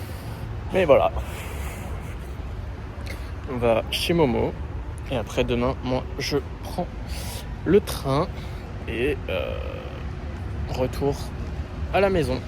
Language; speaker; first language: French; native; French